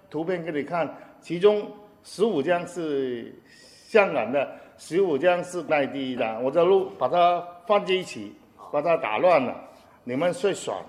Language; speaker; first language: Chinese; non-native, fluent; Cantonese